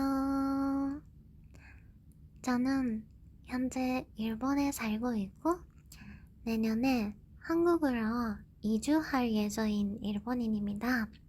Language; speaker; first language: Korean; non-native, fluent; Japanese